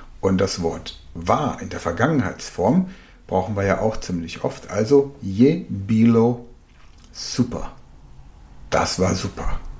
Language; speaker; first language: German; native; German